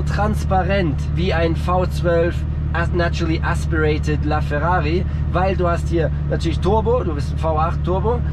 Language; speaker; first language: German; early bilingual, heritage; German